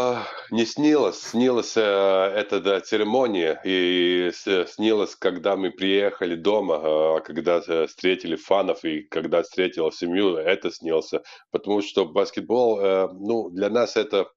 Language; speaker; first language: Russian; non-native, local second language; Latvian